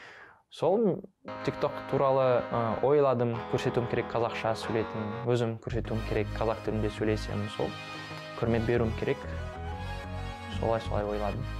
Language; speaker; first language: Kazakh; non-native, learner; French